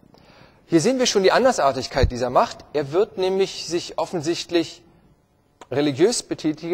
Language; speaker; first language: German; native; German